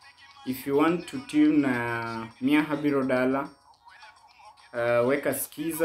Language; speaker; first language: English; non-native, local second language; Luo (Kenya and Tanzania)